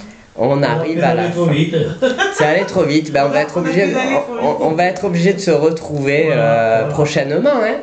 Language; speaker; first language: French; native; French